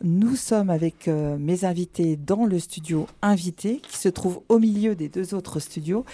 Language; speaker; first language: French; native; French